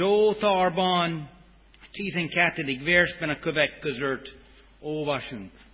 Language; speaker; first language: Hungarian; non-native, fluent; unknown